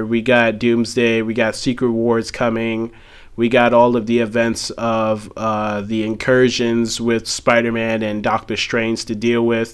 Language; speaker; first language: English; native; English